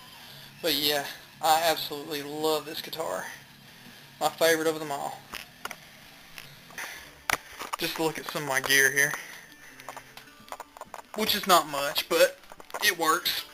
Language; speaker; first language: English; native; English